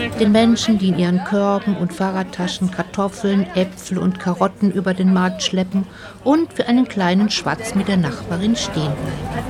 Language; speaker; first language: German; native; German